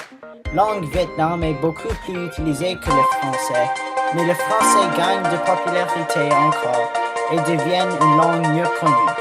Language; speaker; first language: French; non-native, learner; English